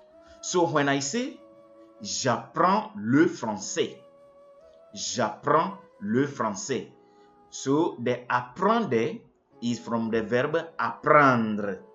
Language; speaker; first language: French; non-native, fluent; English